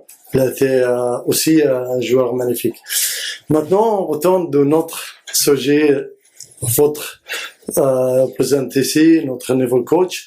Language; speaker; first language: French; non-native, learner; Arabic